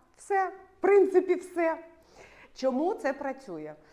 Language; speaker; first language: Ukrainian; non-native, local second language; Russian